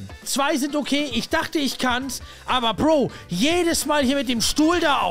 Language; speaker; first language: German; native; German